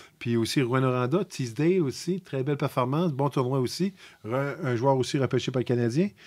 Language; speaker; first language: French; native; French